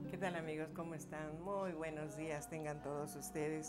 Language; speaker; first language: Spanish; native; Spanish